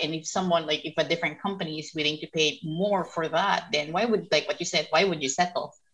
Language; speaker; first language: English; non-native, local second language; Filipino